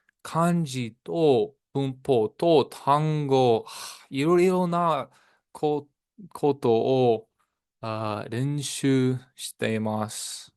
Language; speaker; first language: Japanese; non-native, learner; English